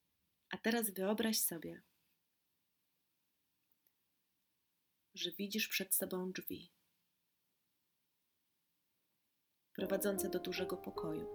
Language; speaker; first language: Polish; native; Polish